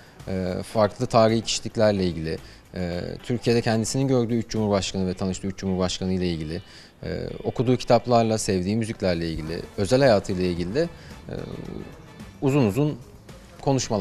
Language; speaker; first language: Turkish; native; Turkish